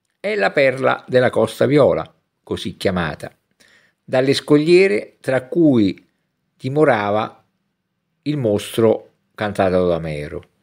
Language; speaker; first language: Italian; native; Italian